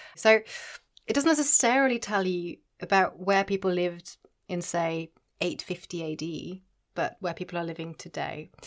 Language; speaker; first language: English; non-native, fluent; Norwegian